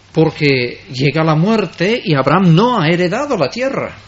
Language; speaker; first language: Spanish; non-native, fluent; English